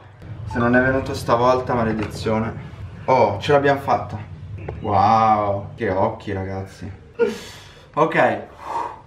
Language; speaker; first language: Italian; native; Italian